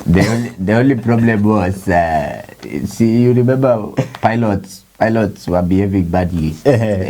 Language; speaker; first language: English; non-native, local second language; Swahili